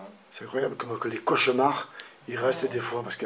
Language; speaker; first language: French; native; French